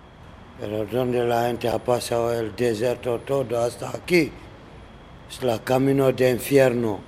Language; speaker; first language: Spanish; non-native, learner; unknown